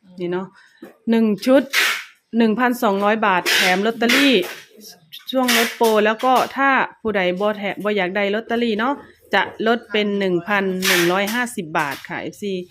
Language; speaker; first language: Thai; native; Thai